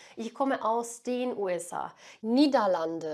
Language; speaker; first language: German; non-native, fluent; Turkish